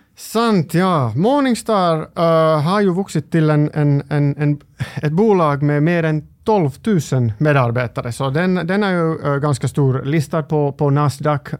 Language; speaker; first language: Swedish; non-native, local second language; Finnish